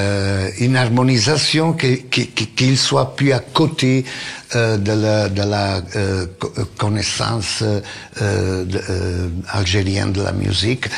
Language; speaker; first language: French; non-native, fluent; Italian